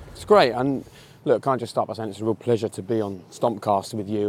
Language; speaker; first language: English; native; English